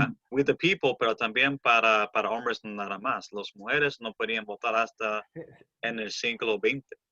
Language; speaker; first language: Spanish; early bilingual, heritage; English